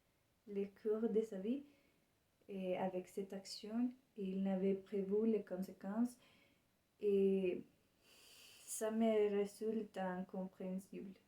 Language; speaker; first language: French; non-native, learner; Spanish